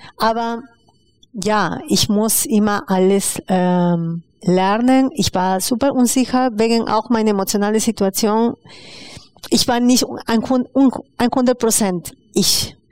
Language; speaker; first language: German; non-native, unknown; Spanish